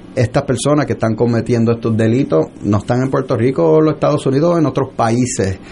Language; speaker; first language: Spanish; early bilingual, heritage; Spanish